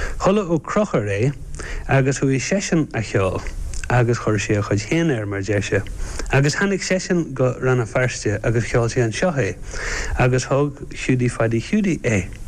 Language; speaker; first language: Irish; native; Irish